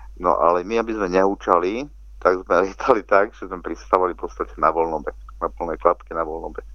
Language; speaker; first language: Slovak; native; Slovak